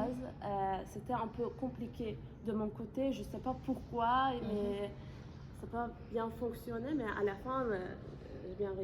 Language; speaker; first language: French; non-native, fluent; Azerbaijani